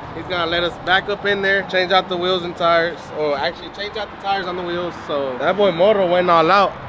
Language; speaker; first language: English; early bilingual, other home language; Spanish